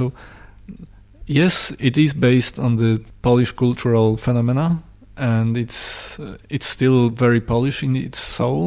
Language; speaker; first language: English; non-native, fluent; Polish